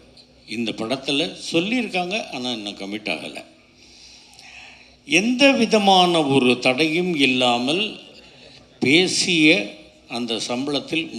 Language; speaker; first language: Tamil; native; Tamil